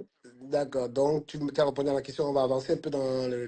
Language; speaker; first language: French; native; French